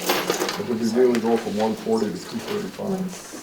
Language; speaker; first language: English; native; English